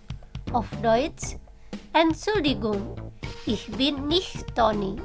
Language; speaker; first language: German; non-native, fluent; Indonesian